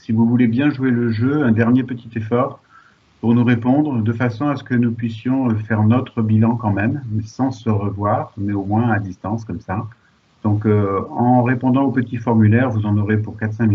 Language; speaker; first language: French; native; French